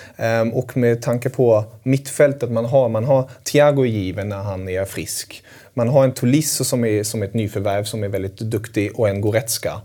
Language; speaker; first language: Swedish; native; Swedish